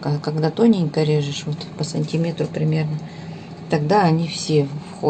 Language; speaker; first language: Russian; native; Russian